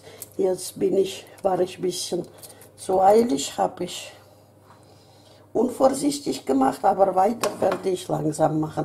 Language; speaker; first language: German; non-native, fluent; Russian